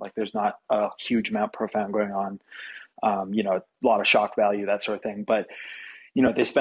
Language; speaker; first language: English; native; English